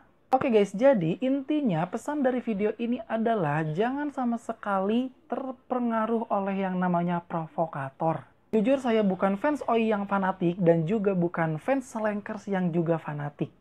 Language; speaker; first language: Indonesian; native; Indonesian